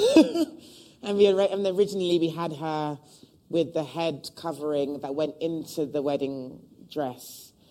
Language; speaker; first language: English; native; English